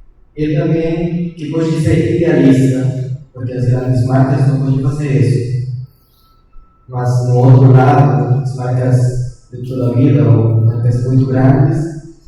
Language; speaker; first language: Portuguese; non-native, learner; Spanish